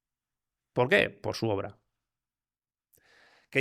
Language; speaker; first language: Spanish; native; Spanish